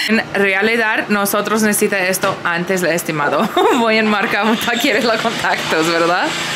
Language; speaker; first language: Spanish; non-native, learner; English